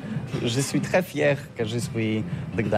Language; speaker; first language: French; non-native, learner; Polish